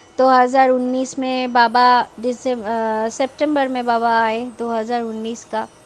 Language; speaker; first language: Hindi; non-native, local second language; Bangla